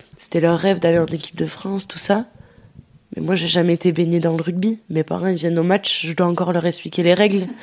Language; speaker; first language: French; early bilingual, other home language; Dutch